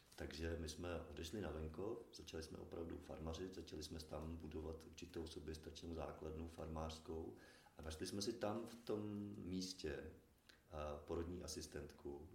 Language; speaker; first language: Czech; native; Czech